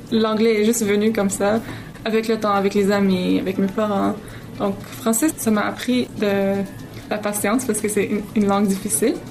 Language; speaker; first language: French; early bilingual, other home language; Arabic